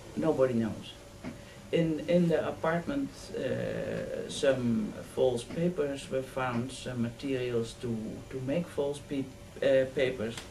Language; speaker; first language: English; non-native, fluent; Dutch